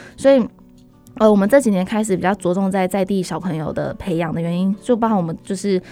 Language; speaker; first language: Chinese; native; Chinese